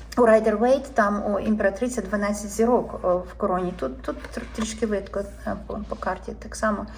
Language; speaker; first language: Ukrainian; native; Ukrainian